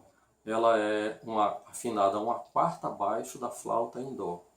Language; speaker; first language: Portuguese; native; Portuguese